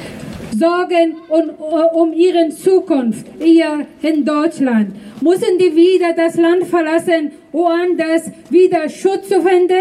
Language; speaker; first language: German; non-native, fluent; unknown